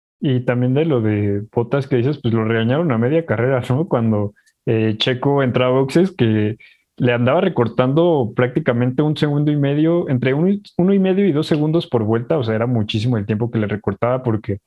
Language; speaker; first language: Spanish; native; Spanish